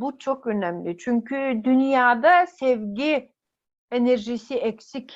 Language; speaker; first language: Turkish; non-native, fluent; Yakut